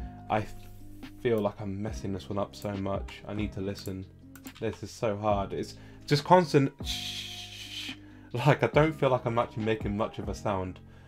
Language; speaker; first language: English; native; English